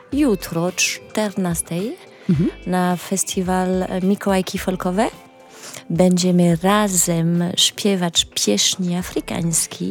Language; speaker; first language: Polish; non-native, learner; French